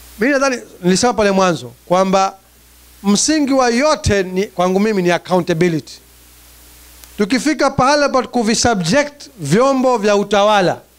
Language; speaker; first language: Swahili; native; Swahili